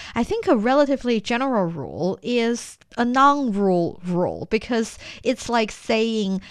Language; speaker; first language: English; non-native, fluent; Chinese